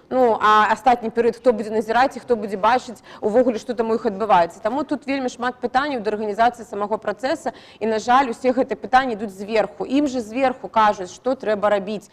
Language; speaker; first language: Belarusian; non-native, local second language; Russian